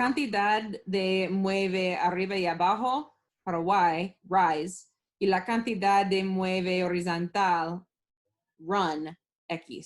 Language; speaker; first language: Spanish; non-native, learner; English